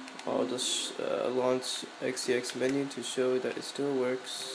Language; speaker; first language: English; native; English